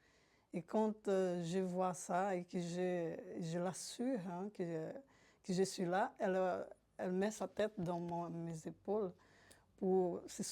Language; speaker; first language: French; non-native, fluent; Portuguese